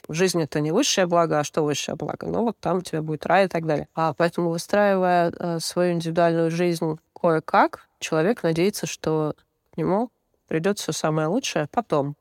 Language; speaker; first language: Russian; native; Russian